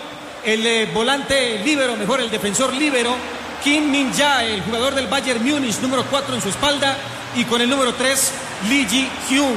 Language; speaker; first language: Spanish; native; Spanish